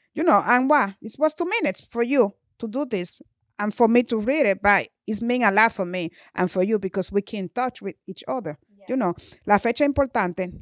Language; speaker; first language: English; non-native, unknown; Spanish